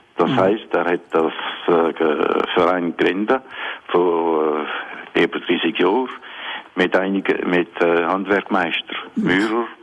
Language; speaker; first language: German; non-native, local second language; Swiss German